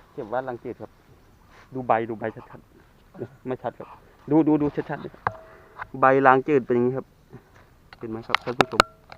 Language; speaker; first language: Thai; non-native, local second language; Northeastern Thai